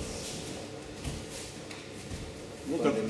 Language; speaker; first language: Russian; native; Russian